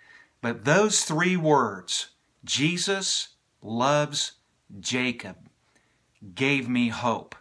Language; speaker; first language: English; native; English